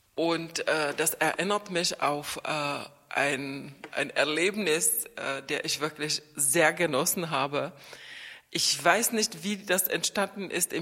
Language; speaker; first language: German; non-native, fluent; Czech